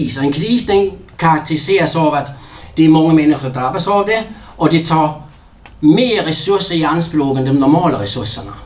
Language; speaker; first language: Swedish; non-native, fluent; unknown